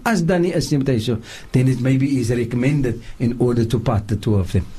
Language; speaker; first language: English; non-native, local second language; Afrikaans